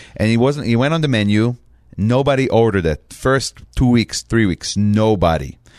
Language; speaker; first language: English; non-native, fluent; Hebrew